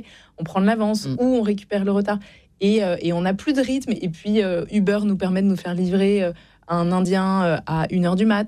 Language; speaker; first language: French; native; French